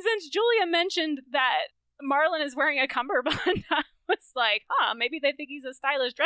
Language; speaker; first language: English; native; English